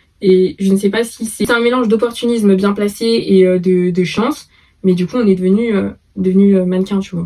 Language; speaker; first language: French; native; French